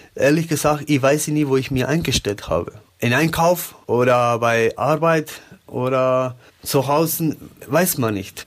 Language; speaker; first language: German; non-native, learner; Spanish